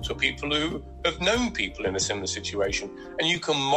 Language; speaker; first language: English; native; English